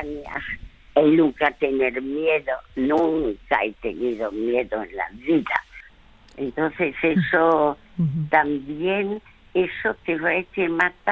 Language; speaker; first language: Spanish; early bilingual, other home language; French